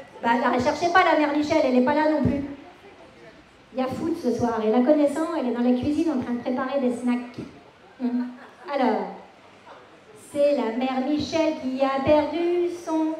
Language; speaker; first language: French; native; French